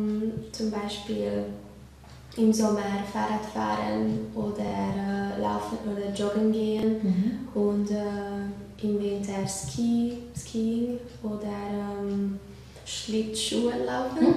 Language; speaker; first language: German; non-native, learner; Hungarian